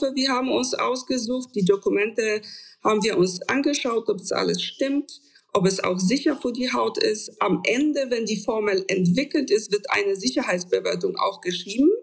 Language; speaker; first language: German; non-native, fluent; Polish